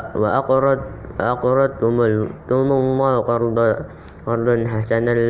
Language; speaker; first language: Arabic; non-native, learner; Indonesian